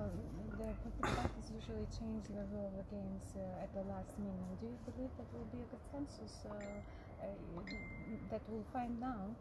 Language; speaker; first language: English; non-native, local second language; Albanian